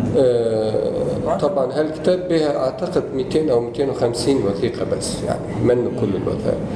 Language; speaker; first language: Arabic; non-native, fluent; Turkish